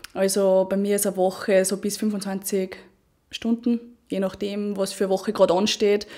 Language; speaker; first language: German; native; German